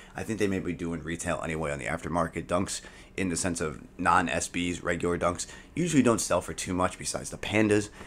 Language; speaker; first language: English; native; English